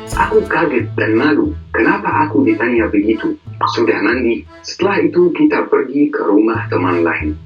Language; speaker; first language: Indonesian; non-native, fluent; Arabic